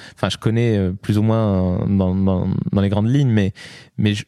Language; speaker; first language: French; non-native, local second language; Arabic